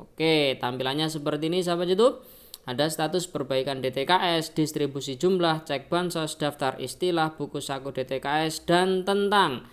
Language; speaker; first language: Indonesian; native; Indonesian